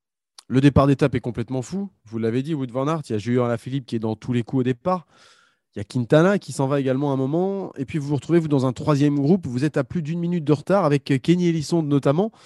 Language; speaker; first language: French; native; French